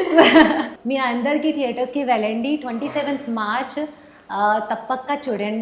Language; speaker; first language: Telugu; non-native, learner; Hindi